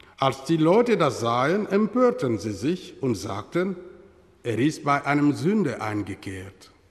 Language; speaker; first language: German; non-native, fluent; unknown